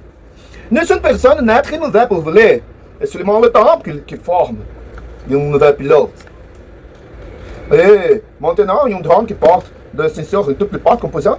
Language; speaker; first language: French; non-native, learner; Portuguese